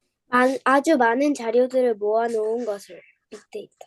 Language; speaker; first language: Korean; native; Korean